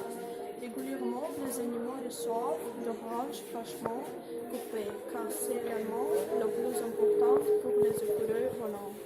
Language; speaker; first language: French; non-native, learner; Russian